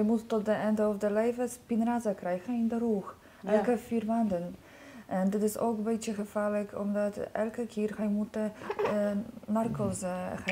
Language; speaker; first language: Dutch; non-native, learner; Polish